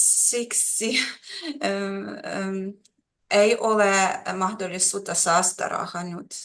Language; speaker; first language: Finnish; non-native, learner; Russian